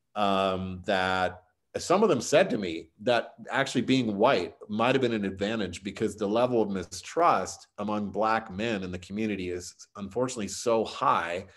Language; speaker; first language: English; native; English